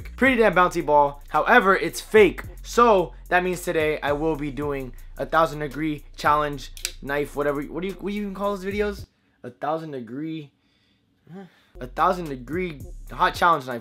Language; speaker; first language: English; native; English